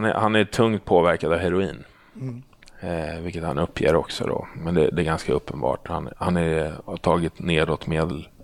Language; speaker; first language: Swedish; native; Swedish